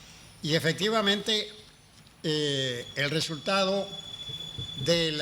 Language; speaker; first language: Spanish; native; Spanish